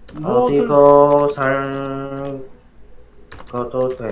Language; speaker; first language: Korean; non-native, learner; Vietnamese